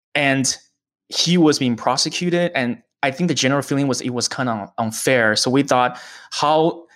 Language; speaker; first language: English; early bilingual, other home language; Chinese